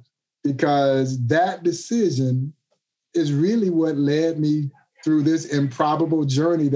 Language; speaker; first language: English; native; English